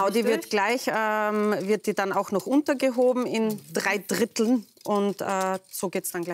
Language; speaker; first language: German; native; German